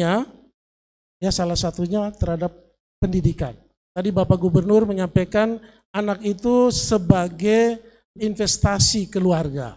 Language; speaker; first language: Indonesian; native; Indonesian